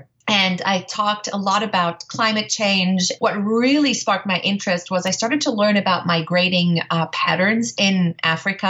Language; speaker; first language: English; native; English